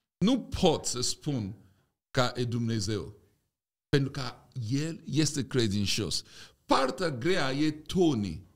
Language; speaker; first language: Romanian; non-native, fluent; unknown